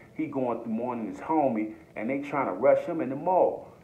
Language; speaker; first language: English; native; English